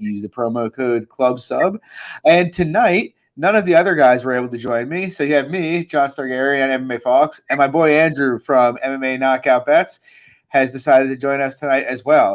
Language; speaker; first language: English; native; English